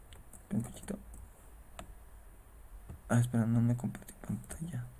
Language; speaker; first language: Spanish; native; Spanish